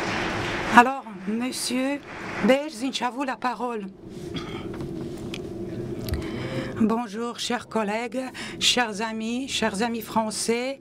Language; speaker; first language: French; non-native, local second language; Latvian